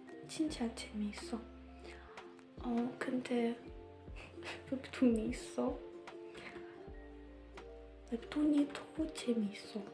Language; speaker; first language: Korean; non-native, learner; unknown